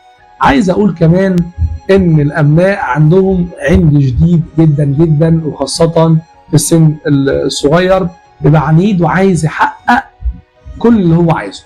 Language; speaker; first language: Arabic; native; Arabic